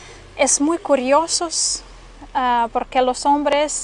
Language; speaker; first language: Spanish; non-native, fluent; Russian